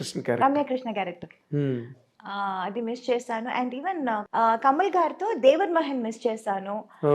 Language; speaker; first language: Telugu; non-native, local second language; Tamil